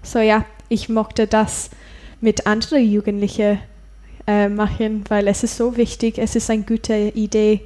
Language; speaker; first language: German; non-native, learner; English